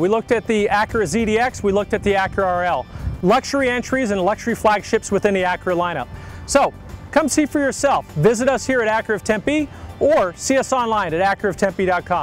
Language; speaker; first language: English; native; English